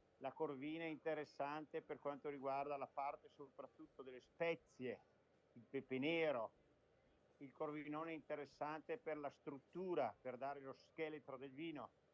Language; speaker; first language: Italian; native; Italian